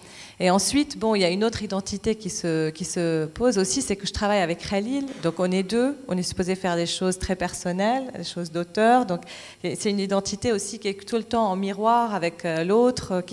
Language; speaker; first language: French; non-native, local second language; Arabic